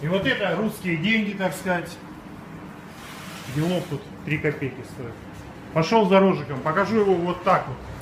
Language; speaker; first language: Russian; native; Russian